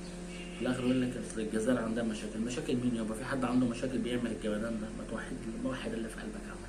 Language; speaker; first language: Arabic; native; Arabic